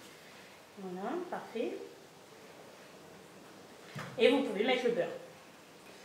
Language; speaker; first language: French; native; French